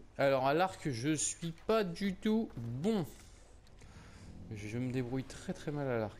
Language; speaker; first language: French; native; French